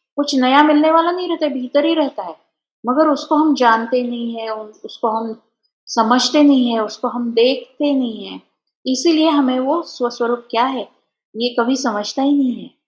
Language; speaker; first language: Hindi; non-native, local second language; Marathi